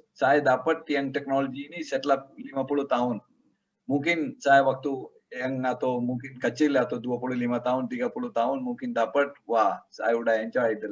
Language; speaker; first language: Indonesian; non-native, learner; Tamil